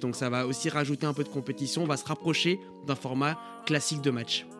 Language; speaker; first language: French; native; French